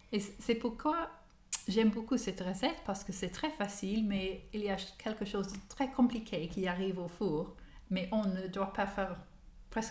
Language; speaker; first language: French; non-native, learner; English